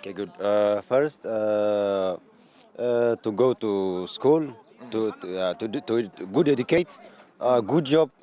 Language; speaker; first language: English; non-native, learner; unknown